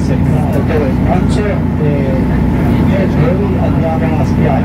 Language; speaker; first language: Italian; non-native, local second language; Croatian